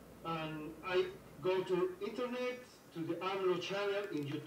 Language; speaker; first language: English; non-native, learner; Spanish